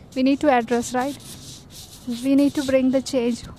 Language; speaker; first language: English; non-native, local second language; Malayalam